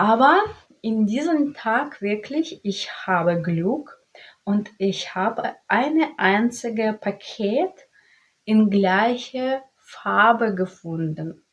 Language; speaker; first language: German; non-native, learner; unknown